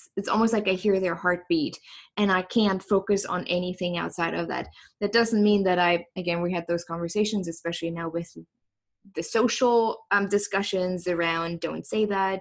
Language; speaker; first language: English; non-native, fluent; German